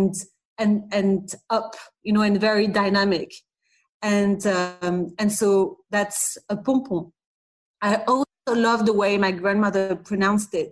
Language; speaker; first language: English; non-native, fluent; French